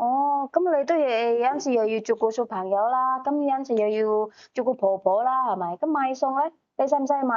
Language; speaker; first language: Cantonese; native; Cantonese